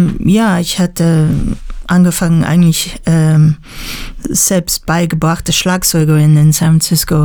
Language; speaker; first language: German; non-native, learner; English